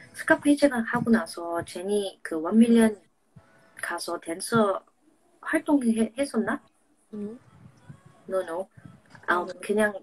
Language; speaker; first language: Korean; non-native, fluent; English